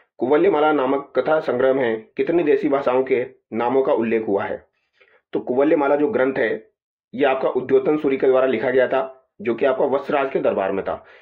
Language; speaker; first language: Hindi; native; Hindi